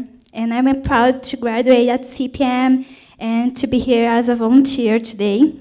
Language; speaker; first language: English; non-native, fluent; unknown